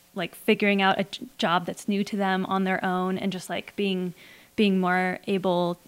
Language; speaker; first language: English; native; English